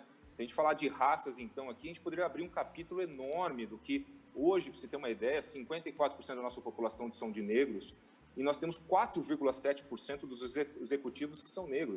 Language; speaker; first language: Portuguese; native; Portuguese